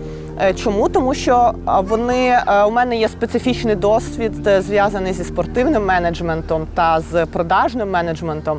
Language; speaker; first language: Ukrainian; native; Ukrainian